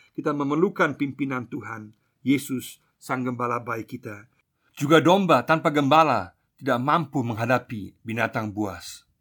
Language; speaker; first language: Indonesian; non-native, fluent; German